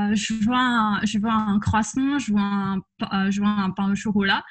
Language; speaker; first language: French; non-native, fluent; Indonesian